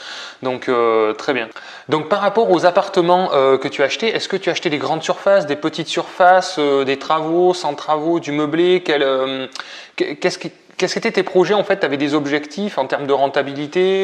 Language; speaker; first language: French; native; French